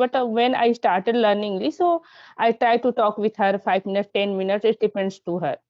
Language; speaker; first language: English; non-native, learner; Hindi